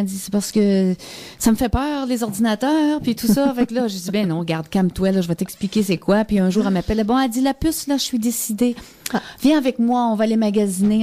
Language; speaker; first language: French; native; French